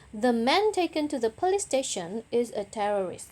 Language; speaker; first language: English; non-native, fluent; Indonesian